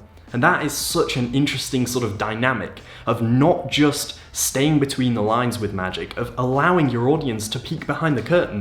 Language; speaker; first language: English; native; English